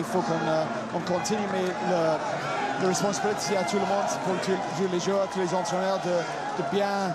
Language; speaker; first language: French; non-native, fluent; English